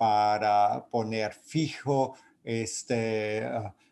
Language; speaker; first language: Spanish; non-native, fluent; German